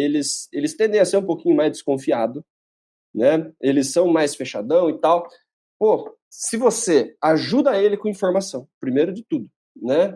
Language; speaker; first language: Portuguese; native; Portuguese